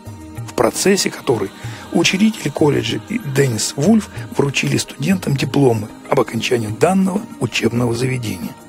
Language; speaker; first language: Russian; native; Russian